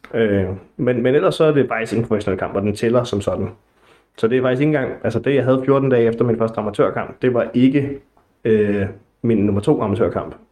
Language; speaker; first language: Danish; native; Danish